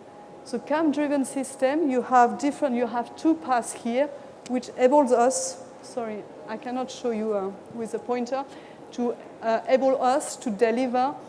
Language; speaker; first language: English; non-native, fluent; French